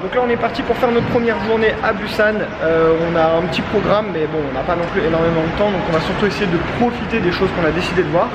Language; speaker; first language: French; native; French